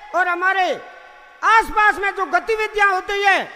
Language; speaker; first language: Hindi; non-native, local second language; Rajasthani